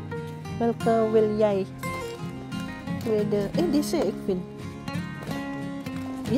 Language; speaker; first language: Dutch; non-native, learner; Indonesian